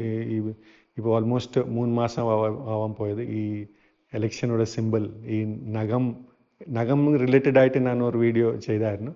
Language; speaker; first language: Malayalam; non-native, fluent; Hindi